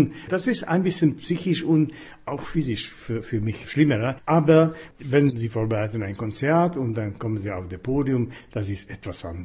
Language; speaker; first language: German; non-native, fluent; Slovak